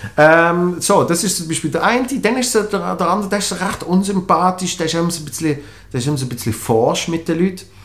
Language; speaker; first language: German; native; German